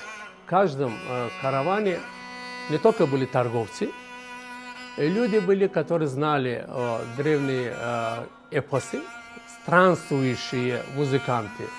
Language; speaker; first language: Russian; non-native, fluent; Tajik